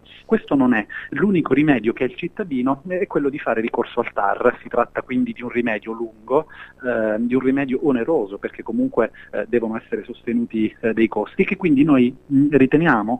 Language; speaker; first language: Italian; native; Italian